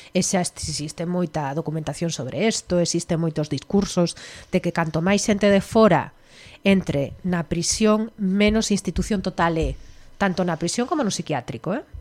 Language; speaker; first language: Galician; native; Galician